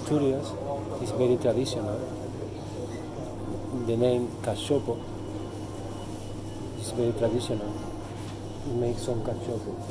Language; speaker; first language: English; non-native, learner; Spanish